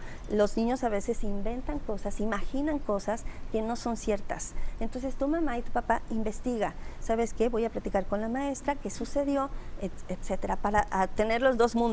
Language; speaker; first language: Spanish; native; Spanish